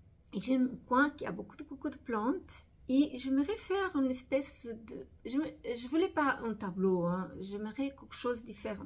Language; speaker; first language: French; non-native, fluent; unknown